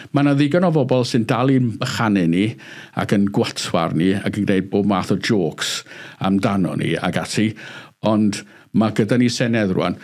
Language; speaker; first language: Welsh; native; Welsh